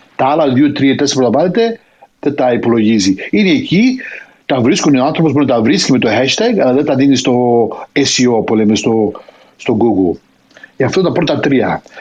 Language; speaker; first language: Greek; early bilingual, heritage; Greek